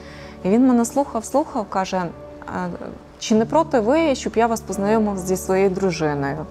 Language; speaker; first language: Ukrainian; native; Ukrainian